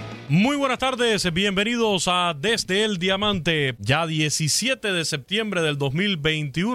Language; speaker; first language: Spanish; native; Spanish